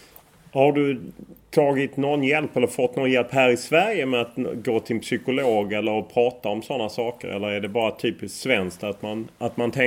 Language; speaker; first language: Swedish; native; Swedish